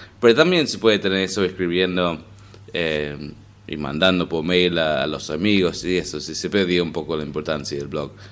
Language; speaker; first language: Spanish; non-native, fluent; English